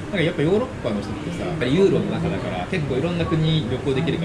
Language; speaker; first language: Japanese; native; Japanese